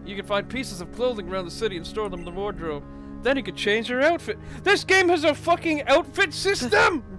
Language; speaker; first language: English; native; English